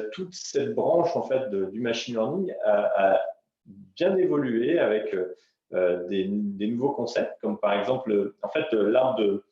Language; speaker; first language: French; native; French